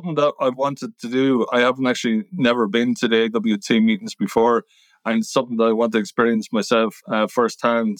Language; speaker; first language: English; native; English